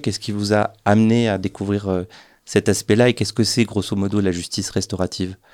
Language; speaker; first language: French; native; French